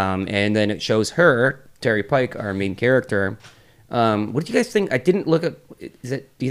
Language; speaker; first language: English; native; English